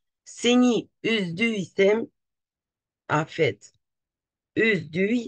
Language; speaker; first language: Turkish; non-native, fluent; Russian